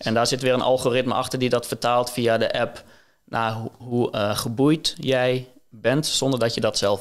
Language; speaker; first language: Dutch; native; Dutch